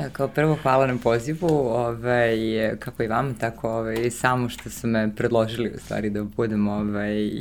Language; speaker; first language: Serbian; early bilingual, heritage; Serbian